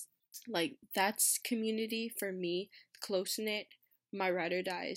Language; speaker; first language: English; native; English